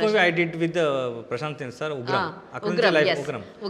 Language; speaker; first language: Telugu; non-native, learner; Kannada